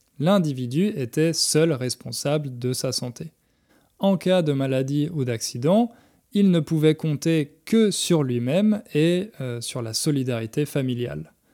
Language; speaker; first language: French; native; French